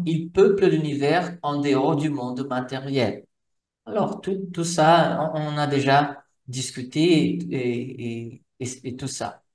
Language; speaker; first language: French; non-native, fluent; Portuguese